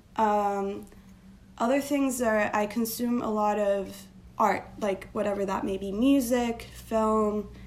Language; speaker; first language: English; non-native, fluent; Turkish